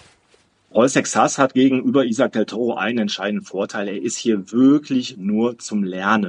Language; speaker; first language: German; native; German